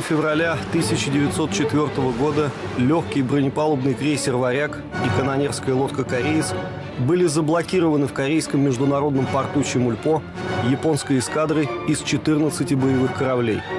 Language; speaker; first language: Russian; native; Russian